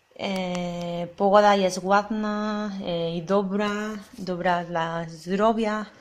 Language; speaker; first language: Polish; non-native, learner; Spanish